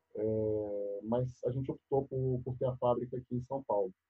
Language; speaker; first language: Portuguese; native; Portuguese